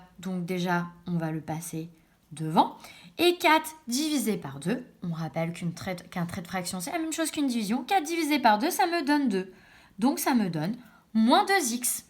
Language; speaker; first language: French; native; French